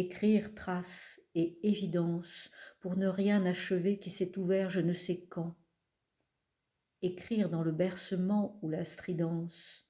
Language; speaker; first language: French; native; French